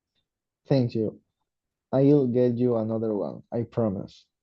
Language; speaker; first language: English; non-native, learner; Spanish